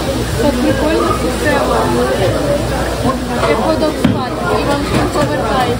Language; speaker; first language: Korean; non-native, learner; Ukrainian